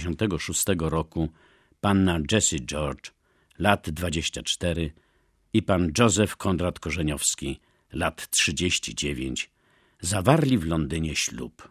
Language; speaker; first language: Polish; native; Polish